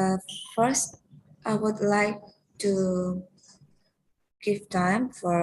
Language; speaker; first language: English; non-native, learner; Indonesian